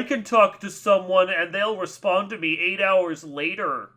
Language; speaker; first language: English; native; English